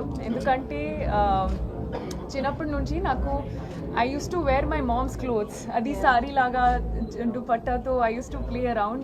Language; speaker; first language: Telugu; non-native, learner; Hindi